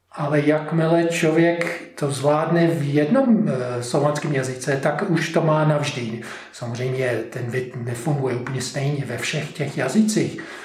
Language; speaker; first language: Czech; non-native, fluent; English